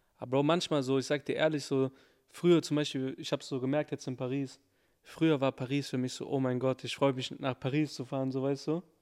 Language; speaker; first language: German; early bilingual, other home language; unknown